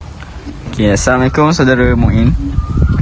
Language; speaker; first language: Malay; native; Malay